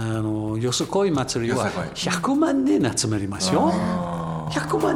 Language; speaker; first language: Japanese; non-native, learner; English